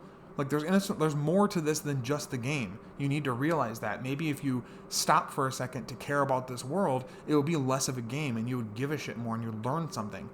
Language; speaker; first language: English; native; English